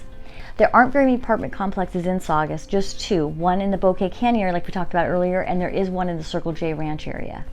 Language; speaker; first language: English; native; English